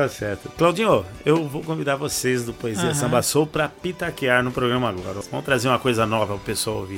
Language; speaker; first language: Portuguese; native; Portuguese